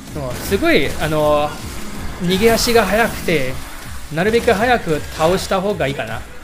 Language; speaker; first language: Japanese; non-native, fluent; English